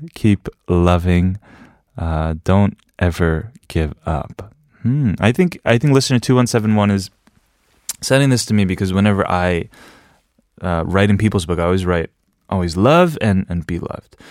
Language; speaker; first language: English; native; English